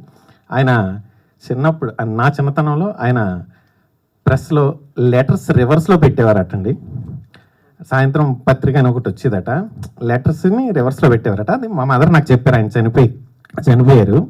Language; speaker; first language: Telugu; native; Telugu